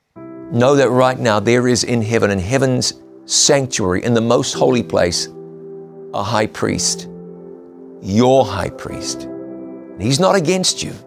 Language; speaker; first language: English; native; English